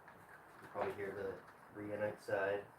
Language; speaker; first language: English; native; English